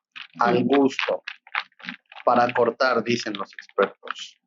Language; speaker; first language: Spanish; native; Spanish